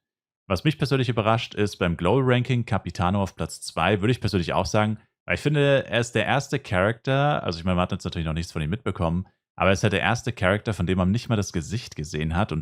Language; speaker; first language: German; native; German